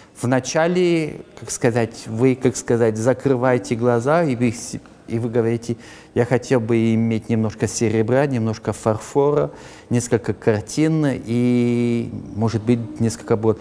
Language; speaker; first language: Russian; early bilingual, heritage; Russian